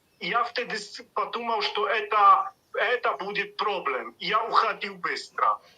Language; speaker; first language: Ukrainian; non-native, learner; Polish